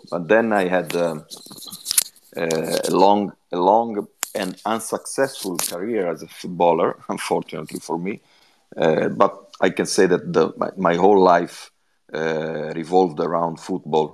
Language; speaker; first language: English; non-native, fluent; Italian